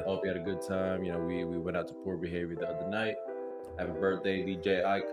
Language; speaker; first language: English; native; English